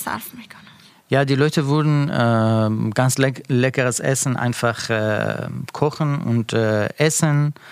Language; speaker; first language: German; non-native, learner; Persian